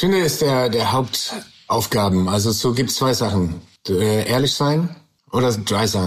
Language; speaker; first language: German; non-native, learner; English